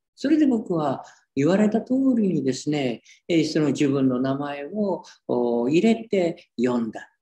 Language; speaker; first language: Japanese; native; Japanese